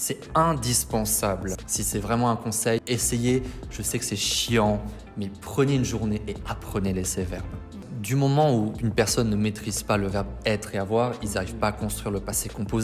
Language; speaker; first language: French; native; French